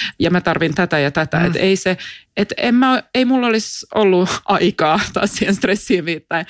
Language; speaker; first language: Finnish; non-native, local second language; Swedish